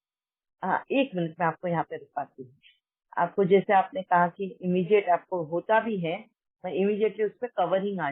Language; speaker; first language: Hindi; native; Hindi